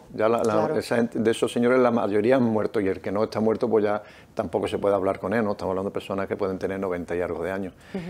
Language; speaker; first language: Spanish; native; Spanish